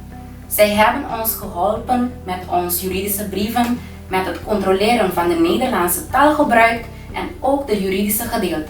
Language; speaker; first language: Dutch; non-native, local second language; Papiamento